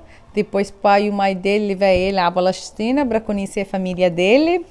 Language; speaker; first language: Portuguese; non-native, learner; Arabic